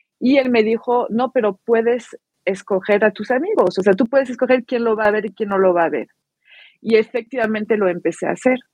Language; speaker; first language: Spanish; non-native, fluent; French